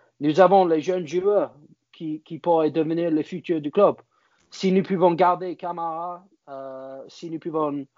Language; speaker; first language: French; non-native, learner; English